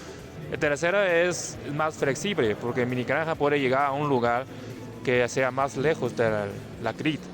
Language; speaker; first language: Spanish; non-native, fluent; Chinese